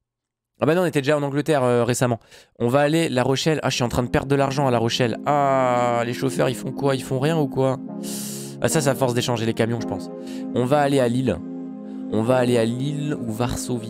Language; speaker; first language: French; native; French